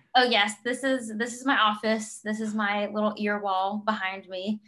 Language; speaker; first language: English; native; English